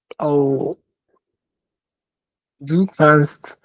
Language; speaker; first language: German; non-native, learner; Akan